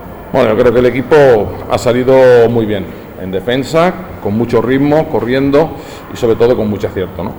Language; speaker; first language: Spanish; native; Spanish